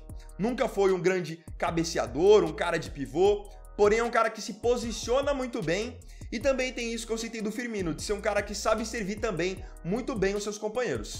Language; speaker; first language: Portuguese; native; Portuguese